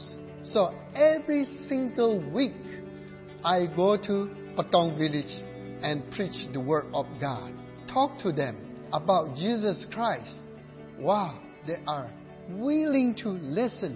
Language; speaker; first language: English; non-native, learner; Burmese